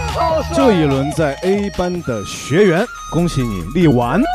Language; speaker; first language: Chinese; native; Chinese